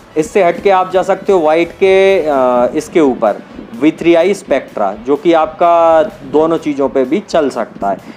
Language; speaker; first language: Hindi; native; Hindi